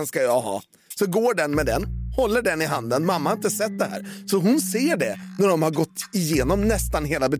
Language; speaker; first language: Swedish; native; Swedish